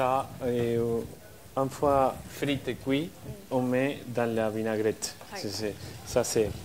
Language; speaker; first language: French; non-native, fluent; Spanish